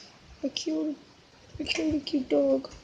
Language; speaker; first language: English; native; English